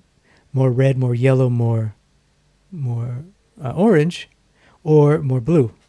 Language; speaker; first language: English; native; English